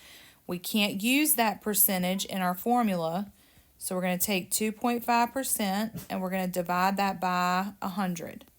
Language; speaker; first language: English; native; English